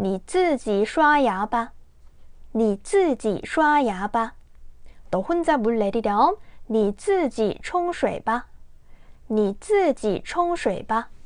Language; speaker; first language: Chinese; non-native, fluent; Korean